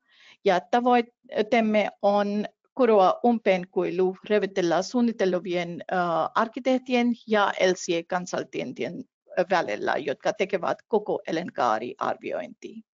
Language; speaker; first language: Finnish; non-native, fluent; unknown